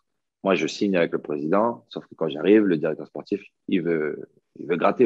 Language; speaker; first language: French; native; French